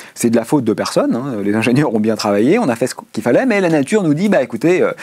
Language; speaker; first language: French; native; French